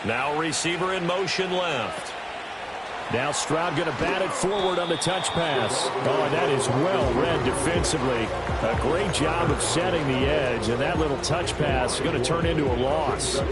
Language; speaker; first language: English; native; English